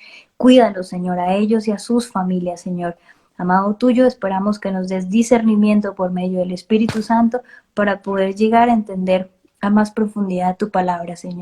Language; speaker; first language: Spanish; native; Spanish